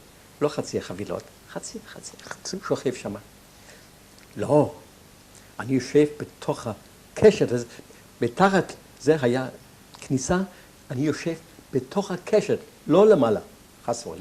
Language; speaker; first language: Hebrew; non-native, fluent; German